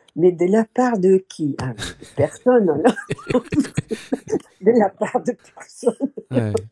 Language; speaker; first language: French; non-native, fluent; Dutch